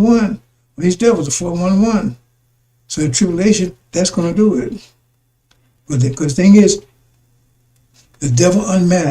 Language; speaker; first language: English; native; English